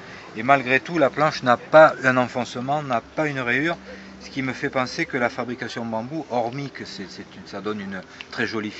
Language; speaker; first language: French; native; French